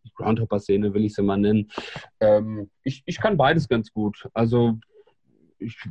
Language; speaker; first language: German; native; German